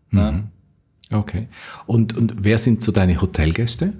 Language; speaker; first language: German; native; German